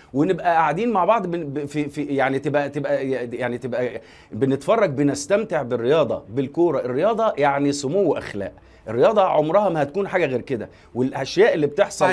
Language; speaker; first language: Arabic; native; Arabic